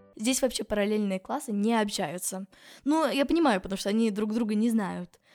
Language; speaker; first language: Russian; non-native, fluent; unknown